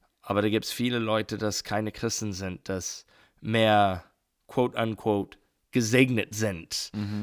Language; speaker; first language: German; non-native, learner; English